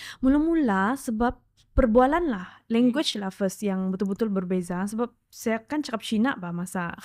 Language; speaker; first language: Malay; non-native, local second language; Chinese